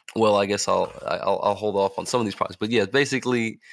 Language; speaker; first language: English; native; English